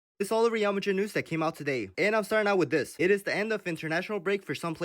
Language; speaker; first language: English; native; English